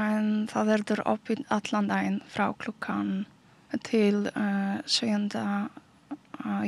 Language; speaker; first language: Icelandic; non-native, learner; Polish